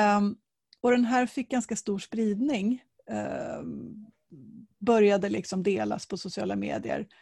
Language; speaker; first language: Swedish; native; Swedish